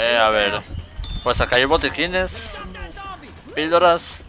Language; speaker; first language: Spanish; native; Spanish